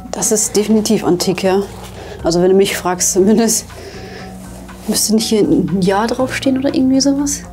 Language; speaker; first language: German; native; German